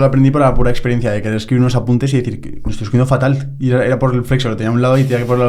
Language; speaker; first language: Spanish; native; Spanish